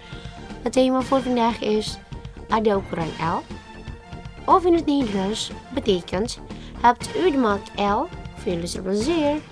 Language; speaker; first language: Dutch; non-native, learner; Indonesian